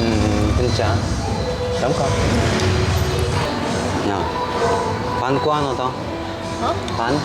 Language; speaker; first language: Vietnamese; non-native, learner; Korean